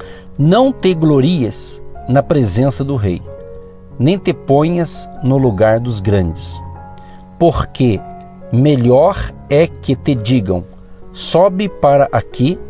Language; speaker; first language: Portuguese; native; Portuguese